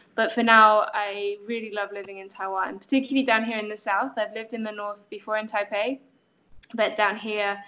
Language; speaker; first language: English; non-native, fluent; French